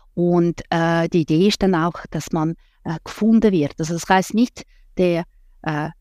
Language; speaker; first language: German; non-native, fluent; Russian